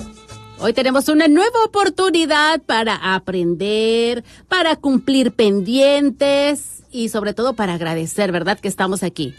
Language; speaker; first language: Spanish; native; Spanish